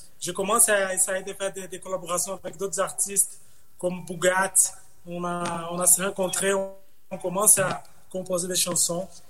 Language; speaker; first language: French; non-native, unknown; Portuguese